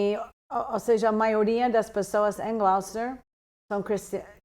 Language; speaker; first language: Portuguese; non-native, fluent; English